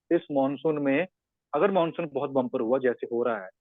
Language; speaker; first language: Hindi; non-native, local second language; Punjabi